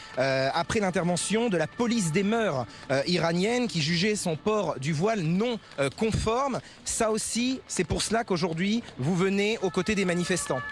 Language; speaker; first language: French; native; French